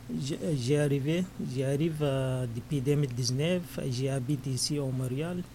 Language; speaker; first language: French; non-native, learner; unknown